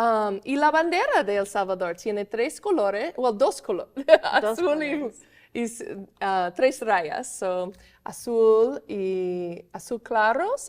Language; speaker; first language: Spanish; non-native, fluent; English